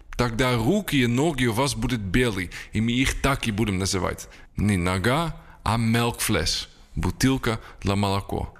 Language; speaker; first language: Russian; non-native, fluent; Dutch